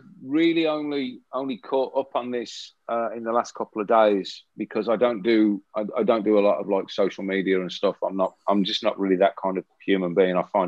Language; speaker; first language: English; native; English